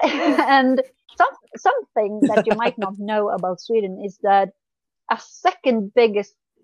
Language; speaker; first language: English; non-native, fluent; Swedish